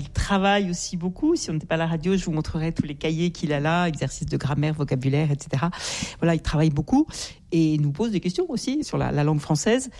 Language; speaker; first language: French; native; French